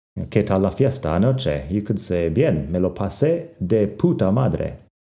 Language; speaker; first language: Spanish; non-native, fluent; English